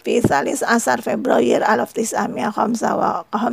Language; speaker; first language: Arabic; non-native, fluent; Indonesian